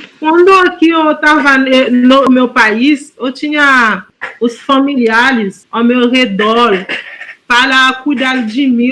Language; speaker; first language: Portuguese; non-native, fluent; Haitian Creole